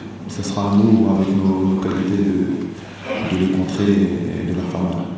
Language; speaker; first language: French; native; French